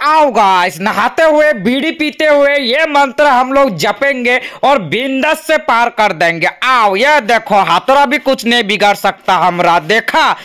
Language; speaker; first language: Hindi; native; Hindi